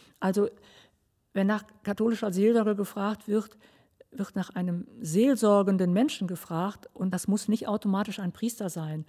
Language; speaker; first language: German; native; German